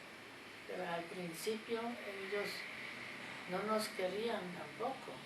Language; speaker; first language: Spanish; non-native, fluent; German